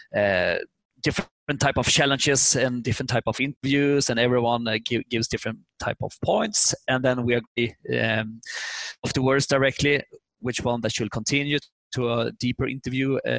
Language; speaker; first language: English; non-native, fluent; Swedish